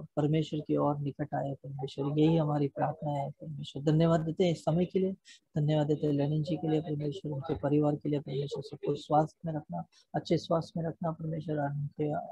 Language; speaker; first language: Hindi; native; Hindi